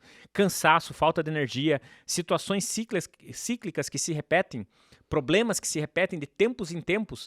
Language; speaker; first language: Portuguese; native; Portuguese